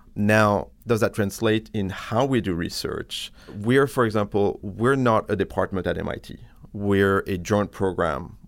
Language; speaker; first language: English; non-native, fluent; French